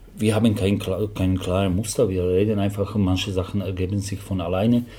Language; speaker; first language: German; non-native, fluent; Slovak